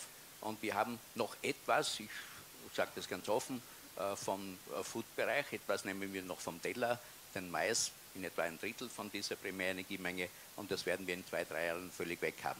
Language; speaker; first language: German; native; German